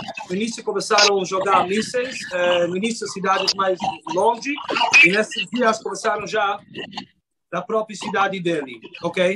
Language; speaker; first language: Portuguese; non-native, fluent; Hebrew